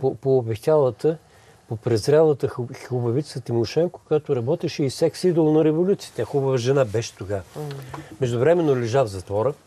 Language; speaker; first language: Bulgarian; native; Bulgarian